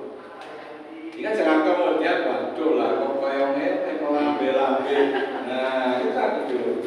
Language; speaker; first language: Indonesian; non-native, local second language; Javanese